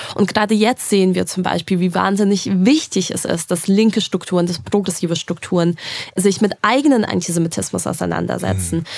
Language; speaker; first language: German; early bilingual, other home language; Russian